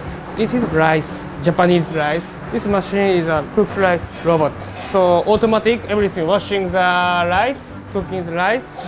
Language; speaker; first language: English; non-native, learner; Japanese